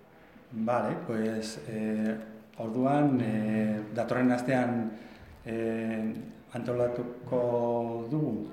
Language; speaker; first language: Basque; non-native, learner; Spanish